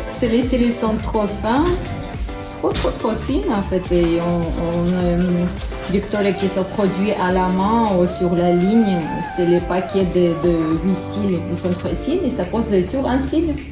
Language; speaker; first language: French; non-native, learner; Russian